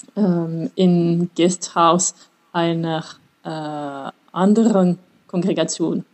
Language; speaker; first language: German; non-native, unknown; French